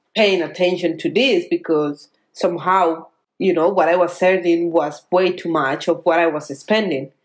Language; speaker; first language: English; non-native, fluent; Spanish